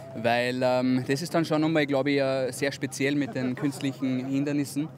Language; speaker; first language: German; native; German